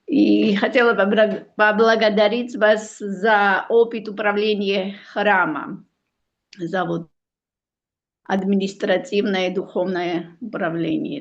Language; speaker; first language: Russian; native; Russian